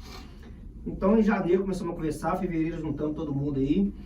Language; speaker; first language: Portuguese; native; Portuguese